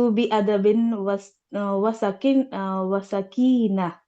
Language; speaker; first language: Arabic; non-native, learner; Urdu